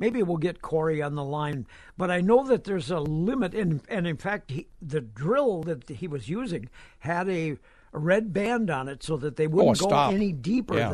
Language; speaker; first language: English; native; English